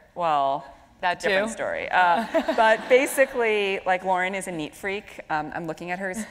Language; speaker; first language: English; native; English